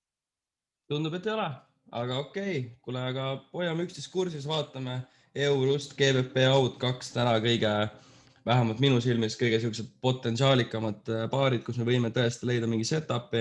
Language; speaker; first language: Estonian; native; Estonian